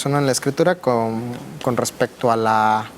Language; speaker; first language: Spanish; native; Spanish